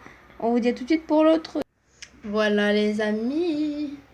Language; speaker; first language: French; native; French